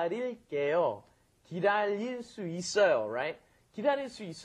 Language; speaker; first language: Korean; non-native, fluent; English